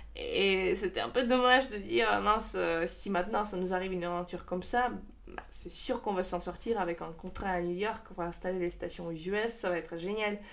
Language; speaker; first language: French; non-native, fluent; Russian